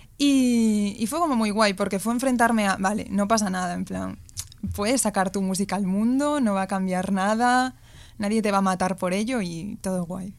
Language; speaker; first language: Spanish; native; Spanish